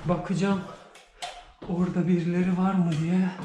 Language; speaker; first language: Turkish; early bilingual, heritage; Turkish